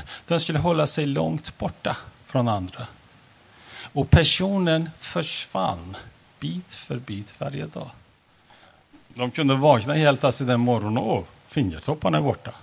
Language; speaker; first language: Swedish; non-native, fluent; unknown